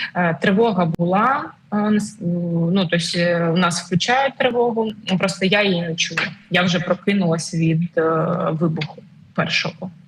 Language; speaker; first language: Ukrainian; non-native, local second language; Russian